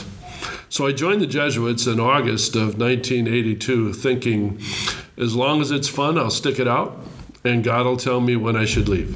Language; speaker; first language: English; native; English